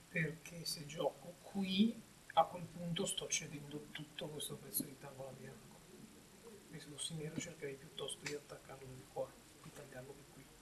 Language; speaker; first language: Italian; native; Italian